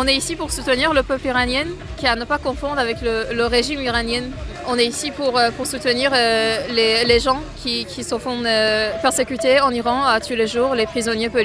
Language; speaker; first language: French; early bilingual, other home language; Persian